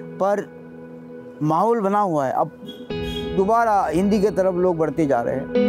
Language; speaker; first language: Hindi; non-native, local second language; Marathi